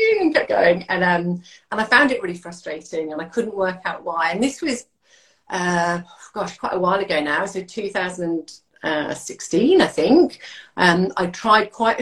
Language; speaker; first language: English; native; English